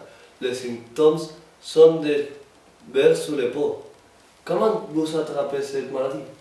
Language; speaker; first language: French; non-native, learner; Spanish